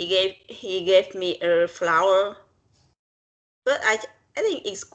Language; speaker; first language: English; non-native, learner; Vietnamese